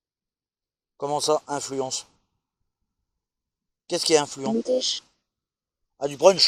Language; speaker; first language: French; native; French